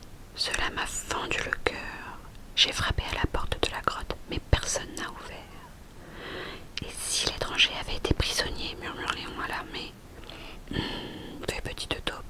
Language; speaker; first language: French; native; French